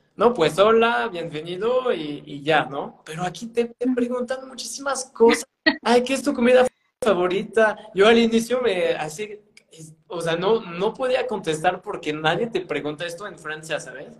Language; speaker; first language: Spanish; non-native, fluent; French